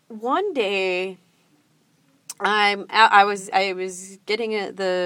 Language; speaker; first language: English; native; English